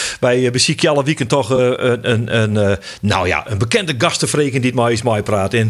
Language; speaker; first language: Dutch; non-native, local second language; Western Frisian